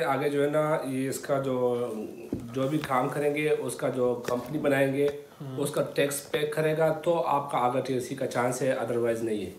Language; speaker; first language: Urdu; non-native, local second language; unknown